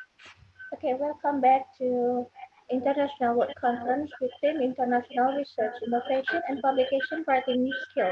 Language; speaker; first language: English; non-native, fluent; Indonesian